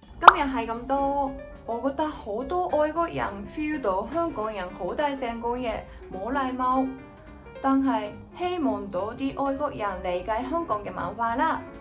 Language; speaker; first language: Cantonese; non-native, fluent; Japanese